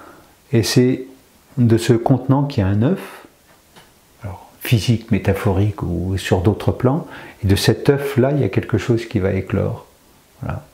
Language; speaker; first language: French; native; French